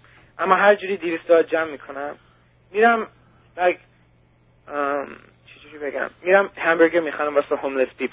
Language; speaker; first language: Persian; early bilingual, heritage; Persian